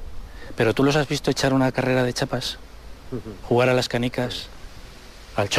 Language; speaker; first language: Spanish; native; Spanish